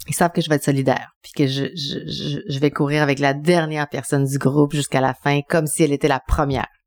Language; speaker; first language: French; early bilingual, other home language; Spanish